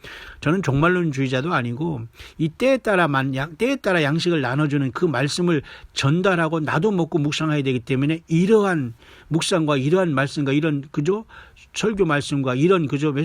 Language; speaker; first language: Korean; native; Korean